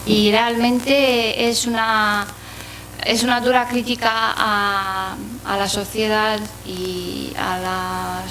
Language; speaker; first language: Spanish; non-native, fluent; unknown